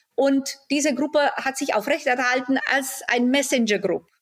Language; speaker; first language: German; non-native, fluent; Romanian